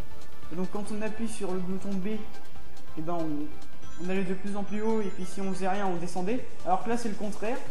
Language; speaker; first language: French; native; French